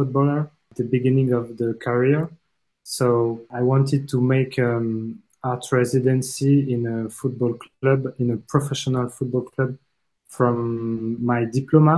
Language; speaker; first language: English; non-native, fluent; French